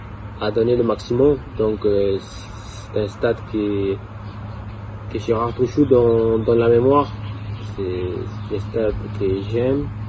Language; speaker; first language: French; non-native, fluent; Spanish